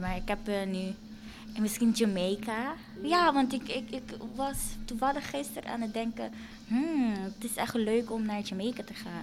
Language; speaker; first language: Dutch; non-native, fluent; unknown